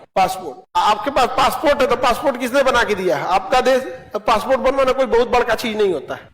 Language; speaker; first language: Hindi; native; Hindi